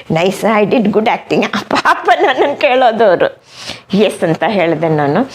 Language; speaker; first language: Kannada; non-native, fluent; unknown